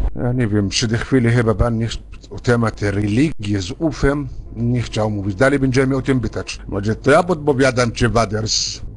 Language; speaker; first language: Polish; non-native, fluent; Arabic